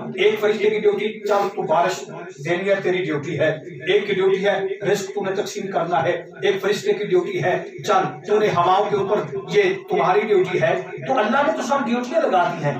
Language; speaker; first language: Urdu; non-native, local second language; Punjabi